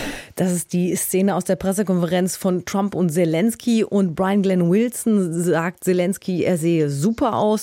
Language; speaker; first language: German; native; German